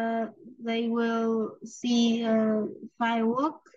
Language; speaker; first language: English; non-native, learner; Vietnamese